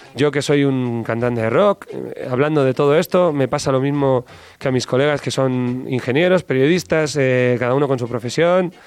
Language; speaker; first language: Spanish; native; Spanish